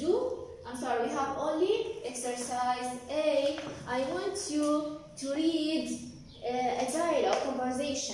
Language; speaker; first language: English; non-native, fluent; Arabic